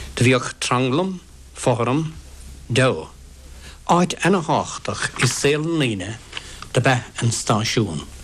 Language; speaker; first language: Irish; native; Irish